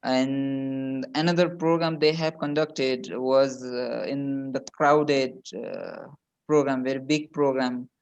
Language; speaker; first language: English; non-native, local second language; Nepali